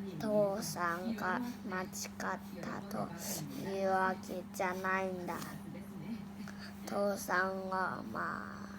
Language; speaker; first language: Japanese; non-native, learner; Thai